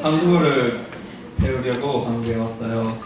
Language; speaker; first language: Korean; non-native, fluent; English